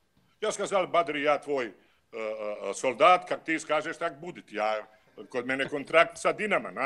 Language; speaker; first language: Russian; non-native, learner; Croatian